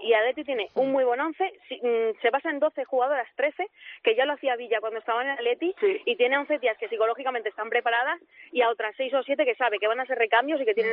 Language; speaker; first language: Spanish; native; Spanish